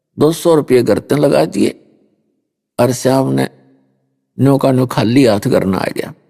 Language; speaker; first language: Hindi; native; Hindi